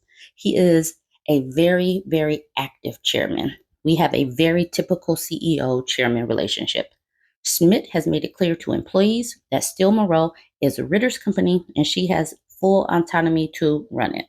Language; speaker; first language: English; native; English